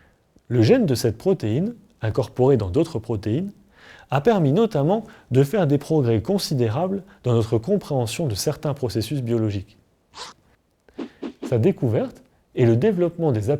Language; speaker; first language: French; native; French